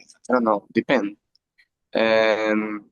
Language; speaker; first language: English; non-native, learner; Spanish